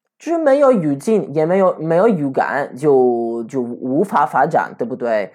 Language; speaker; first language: Chinese; non-native, fluent; Italian